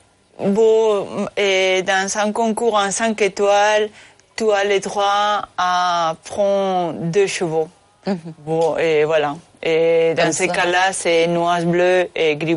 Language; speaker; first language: French; non-native, fluent; Spanish